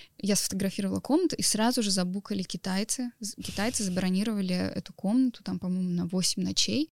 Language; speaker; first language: Russian; native; Russian